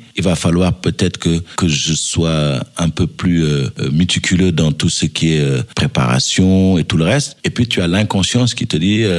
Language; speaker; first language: French; early bilingual, other home language; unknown